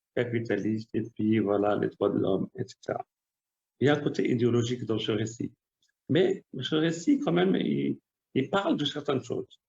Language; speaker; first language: French; non-native, local second language; Arabic